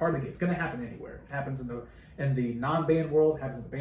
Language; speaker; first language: English; native; English